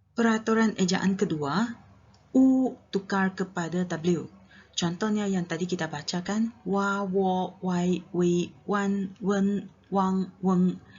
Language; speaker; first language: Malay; non-native, local second language; Chinese